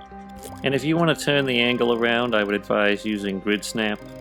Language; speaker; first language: English; native; English